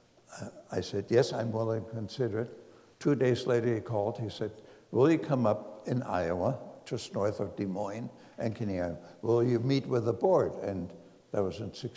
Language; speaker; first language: English; non-native, fluent; German